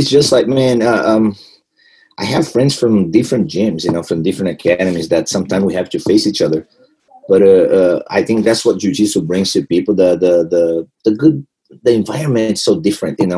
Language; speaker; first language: English; non-native, fluent; Portuguese